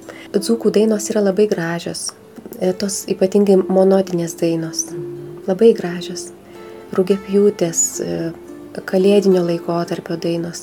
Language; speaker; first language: Lithuanian; native; Lithuanian